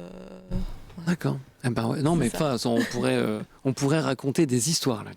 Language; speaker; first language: French; native; French